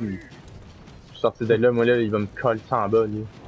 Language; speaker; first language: French; native; French